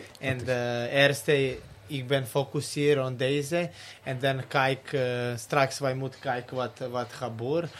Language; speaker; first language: Dutch; non-native, learner; Serbian